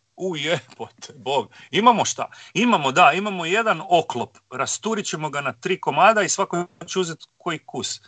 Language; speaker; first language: Croatian; native; Croatian